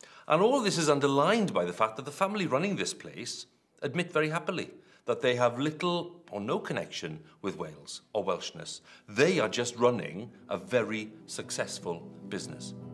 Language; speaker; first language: English; non-native, local second language; Welsh